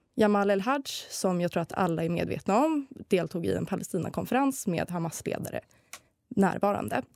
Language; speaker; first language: Swedish; native; Swedish